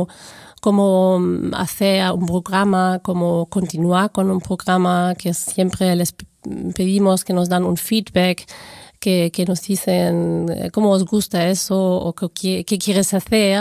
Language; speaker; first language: Spanish; non-native, fluent; German